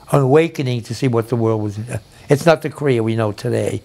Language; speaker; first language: English; native; English